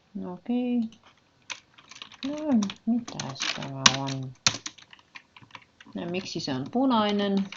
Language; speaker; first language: Finnish; non-native, learner; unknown